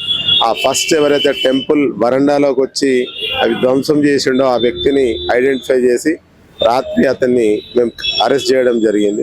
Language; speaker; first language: Telugu; native; Telugu